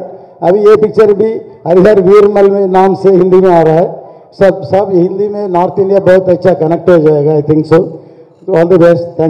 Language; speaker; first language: Hindi; non-native, local second language; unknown